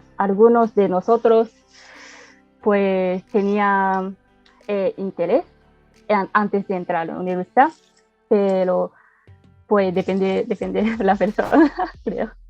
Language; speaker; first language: Spanish; non-native, fluent; Japanese